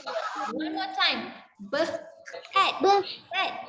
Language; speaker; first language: English; non-native, local second language; Malay